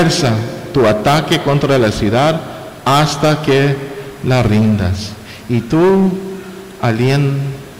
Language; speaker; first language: Spanish; non-native, fluent; English